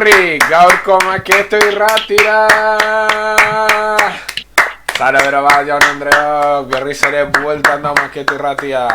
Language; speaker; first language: Basque; non-native, local second language; Spanish